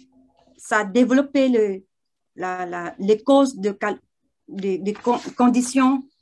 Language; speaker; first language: French; non-native, learner; Vietnamese